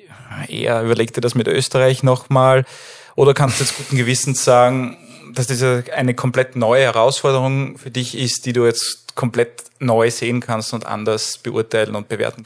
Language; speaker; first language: German; native; German